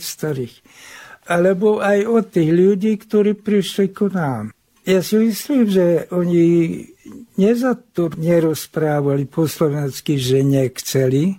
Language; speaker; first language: Slovak; early bilingual, heritage; Hungarian